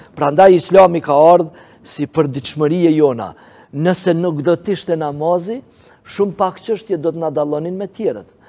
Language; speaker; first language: Albanian; native; Albanian